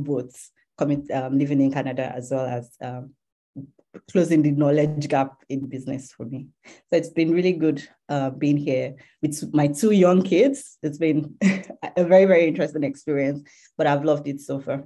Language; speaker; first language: English; non-native, local second language; Yoruba